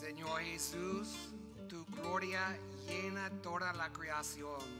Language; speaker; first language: Spanish; non-native, learner; English